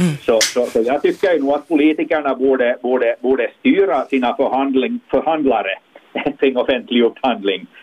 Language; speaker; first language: Swedish; native; Swedish